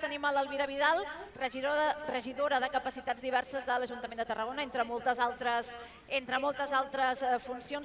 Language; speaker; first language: Catalan; native; Catalan